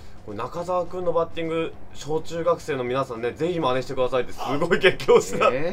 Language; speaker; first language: Japanese; native; Japanese